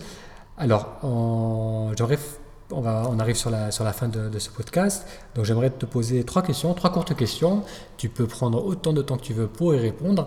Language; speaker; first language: French; native; French